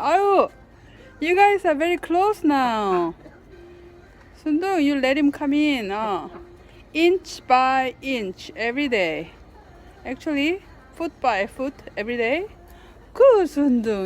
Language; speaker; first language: English; non-native, fluent; Korean